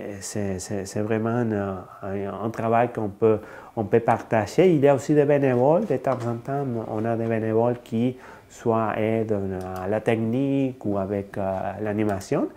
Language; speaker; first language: French; non-native, fluent; Spanish